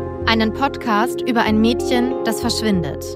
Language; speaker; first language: German; native; German